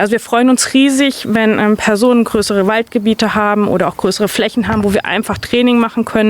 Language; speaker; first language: German; native; German